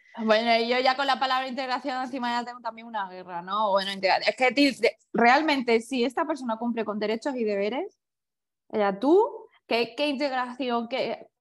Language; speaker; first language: Spanish; early bilingual, other home language; Chinese